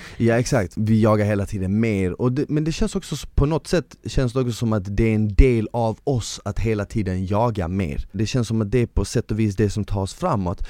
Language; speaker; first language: Swedish; early bilingual, other home language; Bosnian